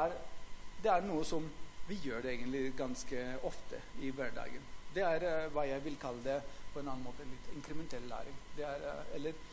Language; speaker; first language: Norwegian; non-native, fluent; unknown